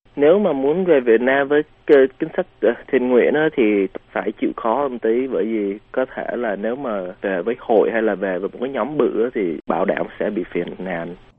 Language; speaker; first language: Vietnamese; early bilingual, heritage; Vietnamese